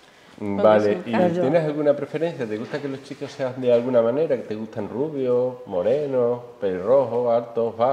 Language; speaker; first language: Spanish; native; Spanish